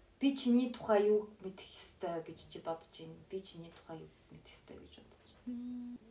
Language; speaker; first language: Mongolian; early bilingual, heritage; Mongolian